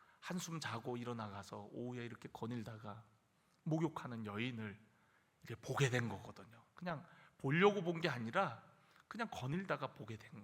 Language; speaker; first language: Korean; native; Korean